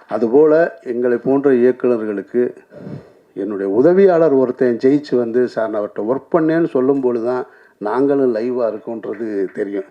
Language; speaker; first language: Tamil; native; Tamil